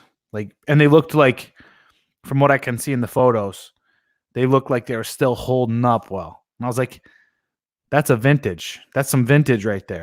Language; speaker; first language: English; native; English